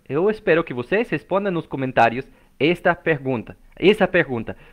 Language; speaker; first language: Portuguese; non-native, fluent; English